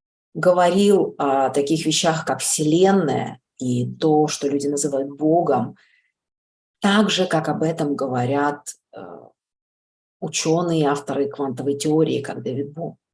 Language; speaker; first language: Russian; native; Russian